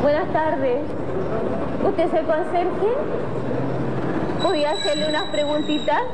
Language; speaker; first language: Spanish; native; Spanish